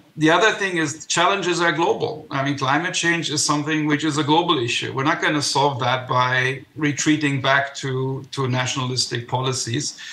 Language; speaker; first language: English; non-native, fluent; German